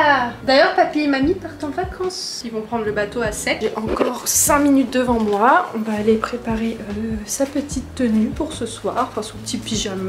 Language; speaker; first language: French; native; French